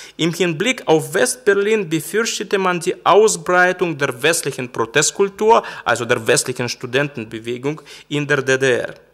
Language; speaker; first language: German; non-native, fluent; Russian